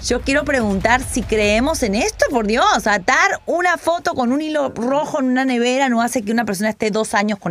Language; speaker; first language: Spanish; native; Spanish